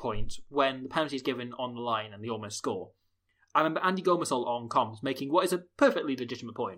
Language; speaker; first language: English; native; English